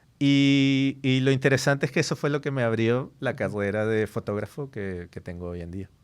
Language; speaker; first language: Spanish; native; Spanish